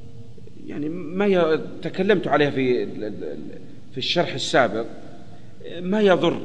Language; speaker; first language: Arabic; native; Arabic